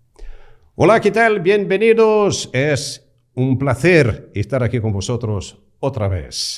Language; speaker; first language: Spanish; non-native, fluent; Portuguese